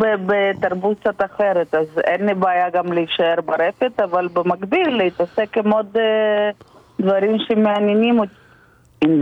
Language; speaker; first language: Hebrew; non-native, fluent; Russian